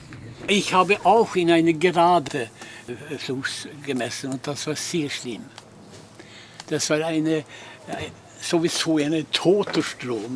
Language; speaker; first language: German; non-native, fluent; Swedish